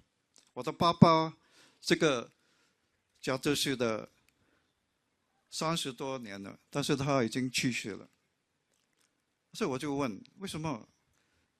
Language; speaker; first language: Chinese; non-native, local second language; English